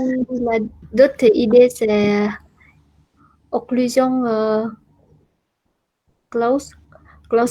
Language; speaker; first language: French; non-native, fluent; Vietnamese